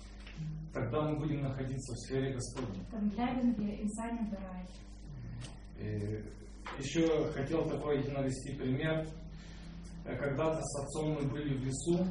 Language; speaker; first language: Russian; non-native, local second language; Ukrainian